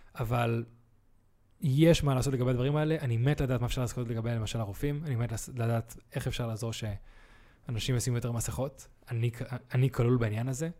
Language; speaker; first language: Hebrew; native; Hebrew